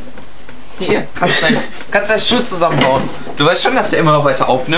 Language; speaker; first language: German; early bilingual, other home language; Turkish